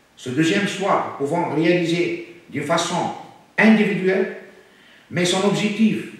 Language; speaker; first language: French; non-native, local second language; Arabic